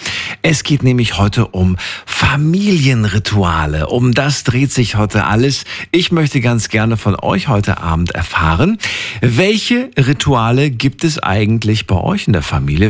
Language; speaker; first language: German; native; German